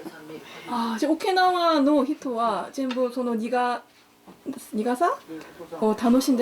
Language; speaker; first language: Japanese; non-native, learner; Korean